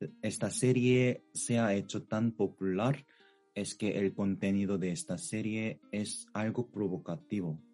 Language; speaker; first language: Spanish; non-native, fluent; Korean